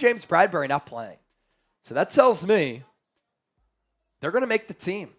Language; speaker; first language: English; native; English